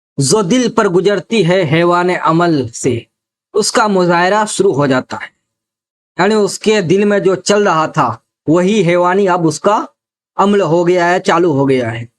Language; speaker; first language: Urdu; native; Urdu